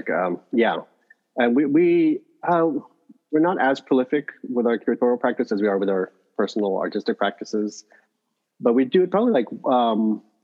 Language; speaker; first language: English; native; English